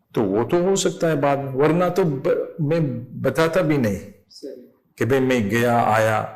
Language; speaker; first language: Urdu; non-native, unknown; English